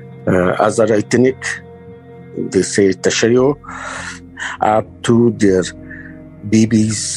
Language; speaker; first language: English; non-native, learner; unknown